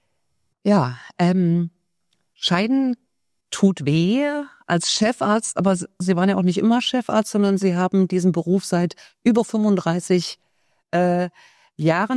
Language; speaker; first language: German; native; German